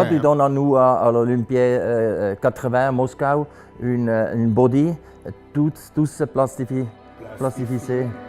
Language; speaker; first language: French; non-native, local second language; German